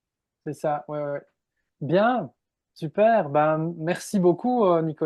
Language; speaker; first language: French; native; French